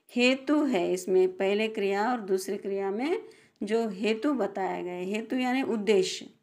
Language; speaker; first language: Hindi; non-native, local second language; Telugu